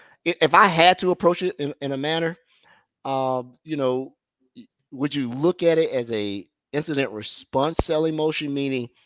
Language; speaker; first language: English; native; English